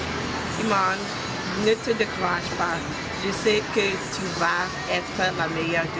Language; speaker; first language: French; non-native, learner; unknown